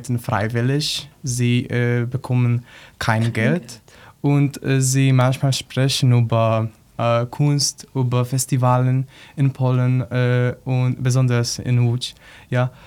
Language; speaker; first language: German; non-native, learner; Polish